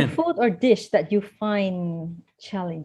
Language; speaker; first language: English; non-native, fluent; Vietnamese